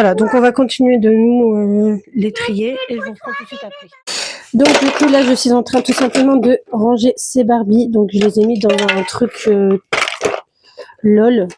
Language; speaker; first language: French; native; French